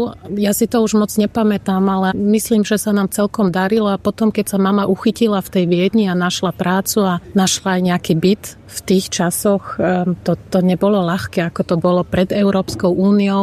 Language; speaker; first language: Slovak; native; Slovak